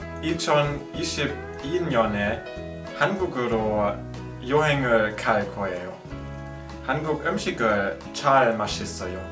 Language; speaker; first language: Korean; non-native, learner; German